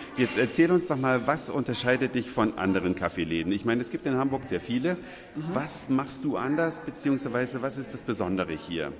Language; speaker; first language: German; native; German